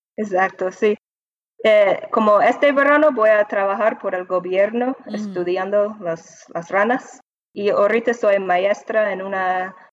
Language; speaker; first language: Spanish; non-native, learner; English